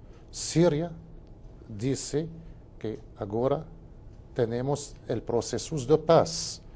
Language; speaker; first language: Portuguese; non-native, fluent; Spanish